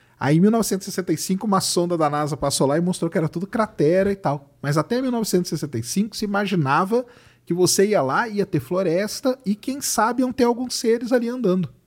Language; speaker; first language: Portuguese; native; Portuguese